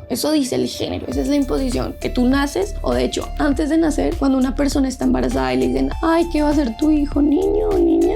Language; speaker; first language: Spanish; native; Spanish